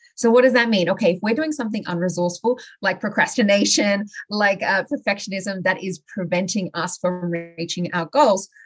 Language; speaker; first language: English; native; English